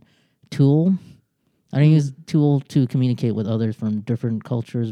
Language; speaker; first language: English; native; English